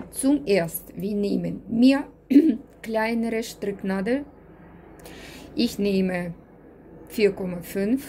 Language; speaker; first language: German; non-native, learner; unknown